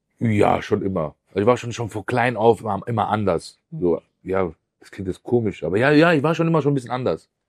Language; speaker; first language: German; early bilingual, other home language; Persian